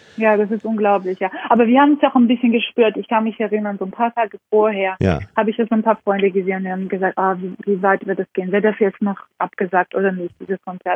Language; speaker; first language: German; non-native, fluent; Georgian